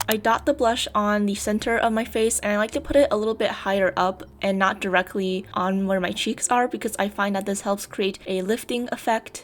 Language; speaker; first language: English; native; English